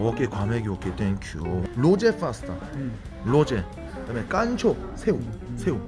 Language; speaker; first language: Korean; native; Korean